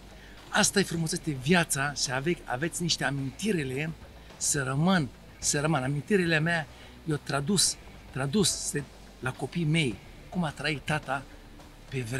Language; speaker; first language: Romanian; non-native, learner; Arabic